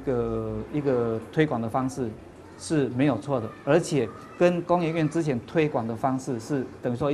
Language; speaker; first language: Chinese; native; Chinese